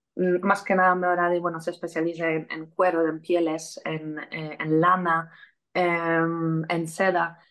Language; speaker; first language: Spanish; non-native, fluent; Polish